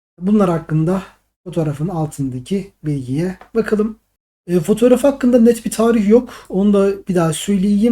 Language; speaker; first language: Turkish; native; Turkish